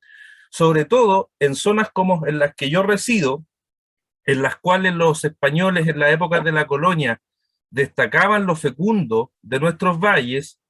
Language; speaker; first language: Spanish; native; Spanish